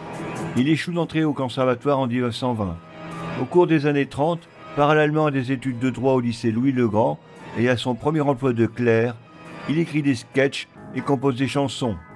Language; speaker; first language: French; native; French